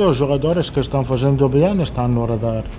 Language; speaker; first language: Portuguese; non-native, learner; Italian